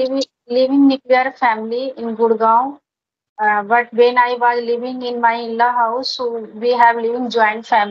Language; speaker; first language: English; non-native, learner; Hindi